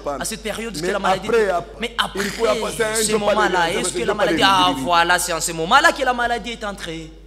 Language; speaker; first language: French; non-native, local second language; Swahili